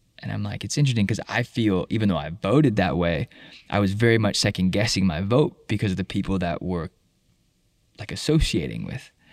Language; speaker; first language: English; native; English